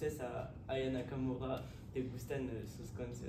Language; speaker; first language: Spanish; non-native, learner; French